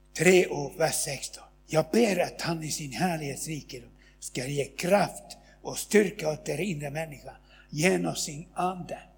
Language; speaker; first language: Swedish; non-native, fluent; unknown